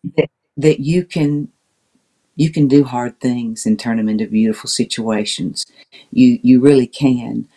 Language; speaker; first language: English; native; English